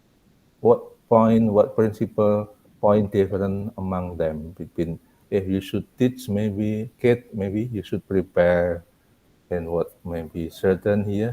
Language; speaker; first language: English; non-native, learner; Indonesian